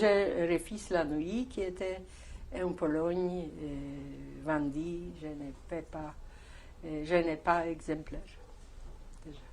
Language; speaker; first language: French; non-native, learner; Polish